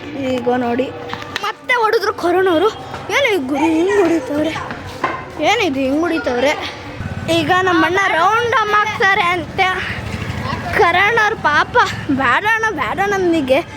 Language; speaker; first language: Kannada; native; Kannada